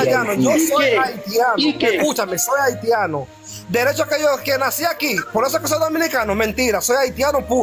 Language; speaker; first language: Spanish; native; Spanish